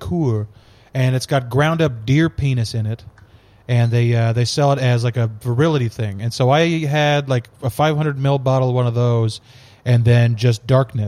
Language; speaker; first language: English; native; English